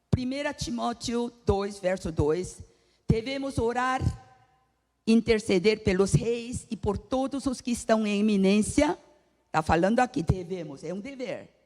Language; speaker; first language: Portuguese; non-native, fluent; Korean